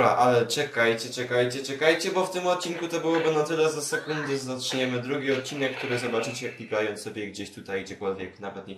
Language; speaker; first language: Polish; native; Polish